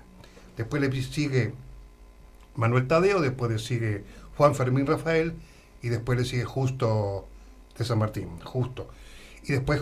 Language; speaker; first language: Spanish; native; Spanish